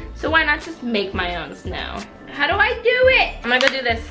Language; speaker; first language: English; native; English